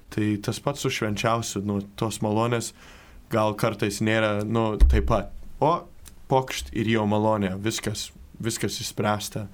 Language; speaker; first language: Lithuanian; early bilingual, heritage; Lithuanian